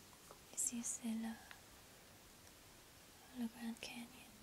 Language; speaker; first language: French; non-native, learner; English